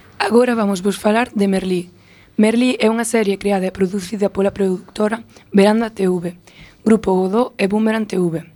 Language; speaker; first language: Galician; non-native, local second language; Spanish